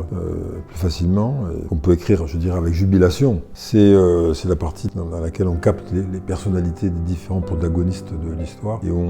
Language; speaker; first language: French; native; French